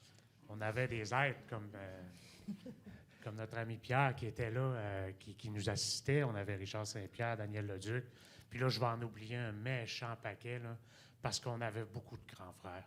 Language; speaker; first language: French; native; French